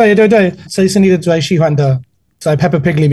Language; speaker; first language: Chinese; non-native, learner; English